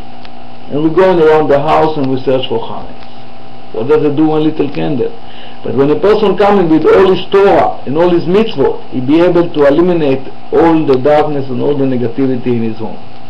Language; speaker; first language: English; non-native, fluent; Hebrew